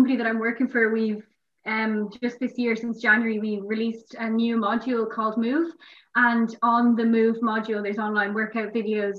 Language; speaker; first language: English; native; English